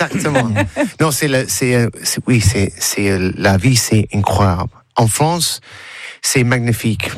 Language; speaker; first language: French; non-native, learner; English